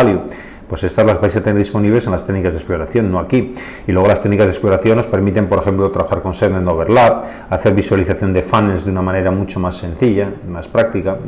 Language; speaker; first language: Spanish; native; Spanish